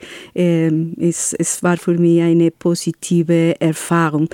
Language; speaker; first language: German; non-native, learner; Spanish